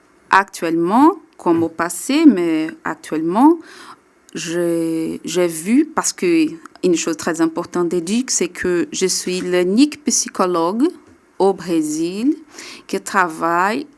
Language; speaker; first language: French; non-native, learner; Portuguese